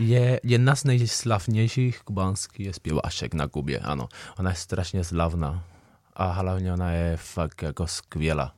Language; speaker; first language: Czech; non-native, fluent; Spanish